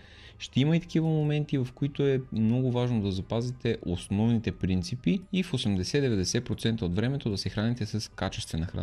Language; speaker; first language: Bulgarian; native; Bulgarian